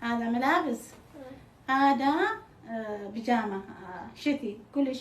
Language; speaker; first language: Arabic; non-native, fluent; Amharic